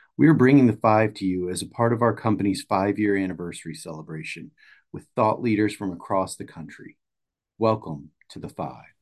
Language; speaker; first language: English; native; English